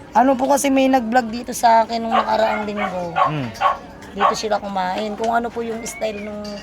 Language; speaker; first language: Filipino; native; Filipino